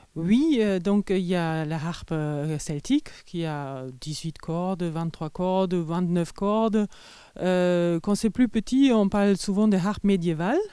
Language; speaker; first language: French; non-native, fluent; German